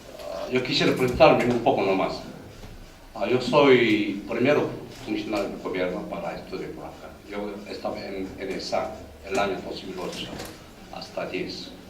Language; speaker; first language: Spanish; non-native, learner; Korean